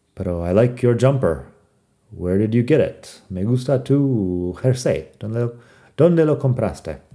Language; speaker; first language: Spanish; non-native, fluent; English